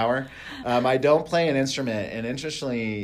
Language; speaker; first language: English; native; English